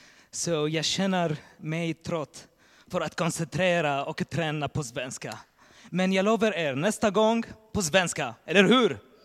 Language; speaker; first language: Swedish; non-native, learner; Arabic